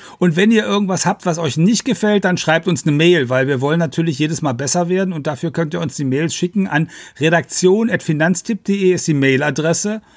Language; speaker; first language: German; native; German